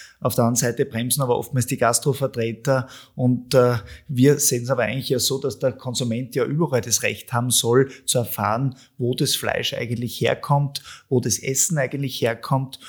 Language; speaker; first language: German; native; German